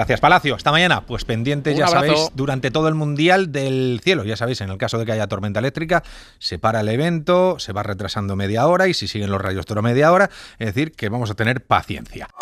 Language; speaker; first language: Spanish; native; Spanish